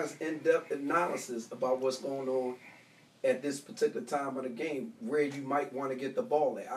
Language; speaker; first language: English; native; English